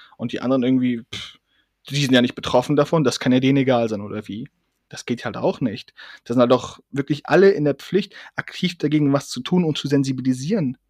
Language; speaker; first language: German; early bilingual, other home language; Persian